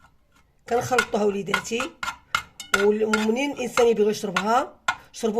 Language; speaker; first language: Arabic; native; Arabic